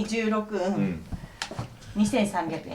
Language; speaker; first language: Japanese; native; Japanese